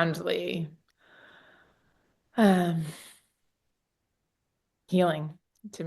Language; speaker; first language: English; native; English